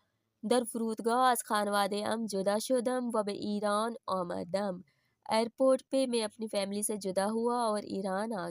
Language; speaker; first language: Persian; non-native, fluent; Urdu